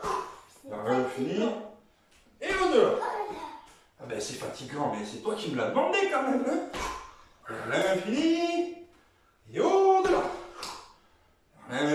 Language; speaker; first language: French; native; French